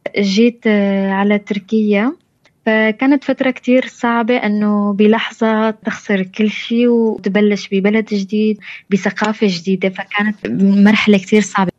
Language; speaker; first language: Arabic; non-native, local second language; Kurdish